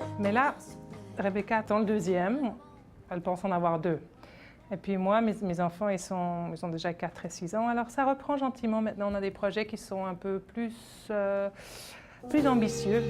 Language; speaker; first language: French; native; French